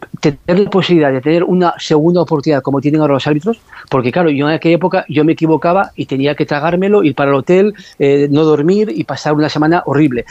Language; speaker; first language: Spanish; native; Spanish